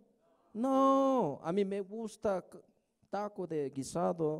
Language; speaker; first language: Spanish; non-native, fluent; Korean